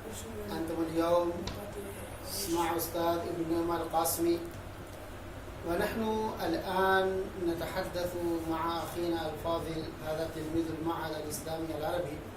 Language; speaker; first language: Arabic; non-native, fluent; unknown